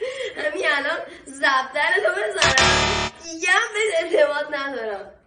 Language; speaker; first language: Persian; native; Persian